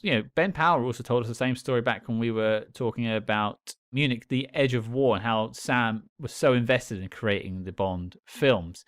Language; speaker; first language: English; native; English